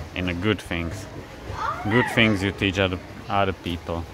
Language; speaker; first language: English; non-native, fluent; Slovak